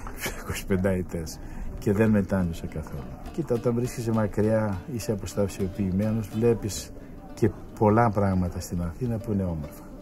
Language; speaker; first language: Greek; non-native, local second language; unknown